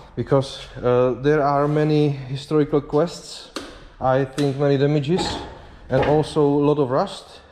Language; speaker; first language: English; non-native, learner; Czech